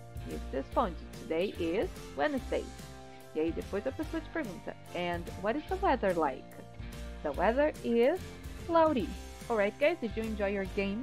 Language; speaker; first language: English; non-native, fluent; Portuguese